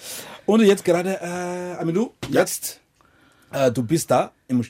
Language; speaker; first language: German; non-native, fluent; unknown